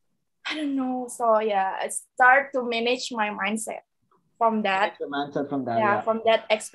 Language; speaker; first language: English; non-native, local second language; Indonesian